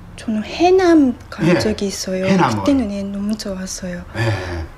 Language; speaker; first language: Korean; non-native, fluent; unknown